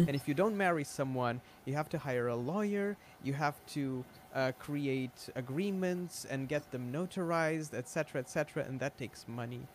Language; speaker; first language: English; non-native, fluent; Portuguese